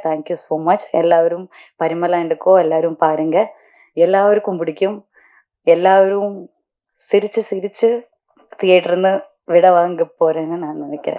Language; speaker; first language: Tamil; non-native, learner; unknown